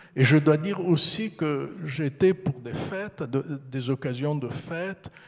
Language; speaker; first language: French; early bilingual, heritage; French